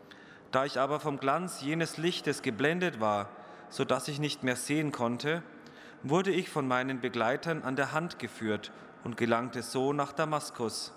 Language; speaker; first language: German; native; German